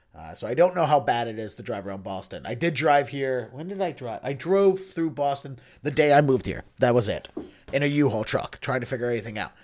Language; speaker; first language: English; native; English